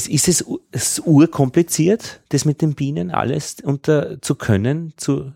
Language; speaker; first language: German; native; German